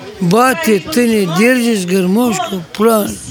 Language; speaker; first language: Russian; non-native, local second language; Albanian